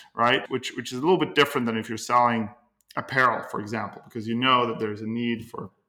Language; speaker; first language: English; non-native, fluent; Norwegian